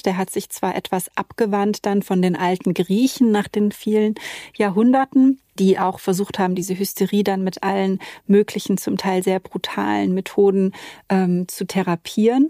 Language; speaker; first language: German; native; German